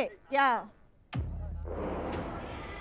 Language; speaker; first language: Telugu; native; Telugu